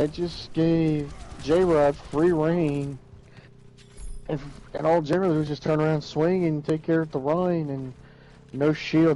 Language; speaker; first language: English; native; English